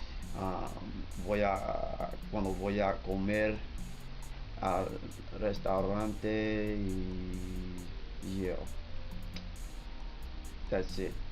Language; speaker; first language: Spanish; non-native, learner; English